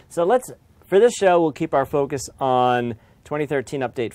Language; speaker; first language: English; native; English